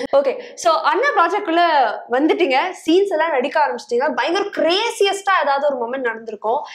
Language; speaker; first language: Tamil; native; Tamil